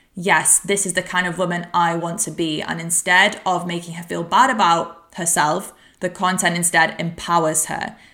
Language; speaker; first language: English; native; English